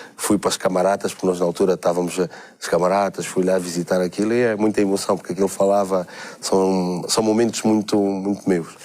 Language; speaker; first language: Portuguese; native; Portuguese